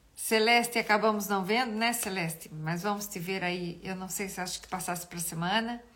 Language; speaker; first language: Portuguese; native; Portuguese